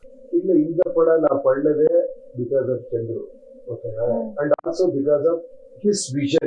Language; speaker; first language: Tamil; non-native, learner; Kannada